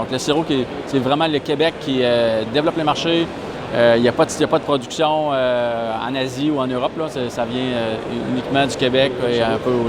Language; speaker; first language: French; native; French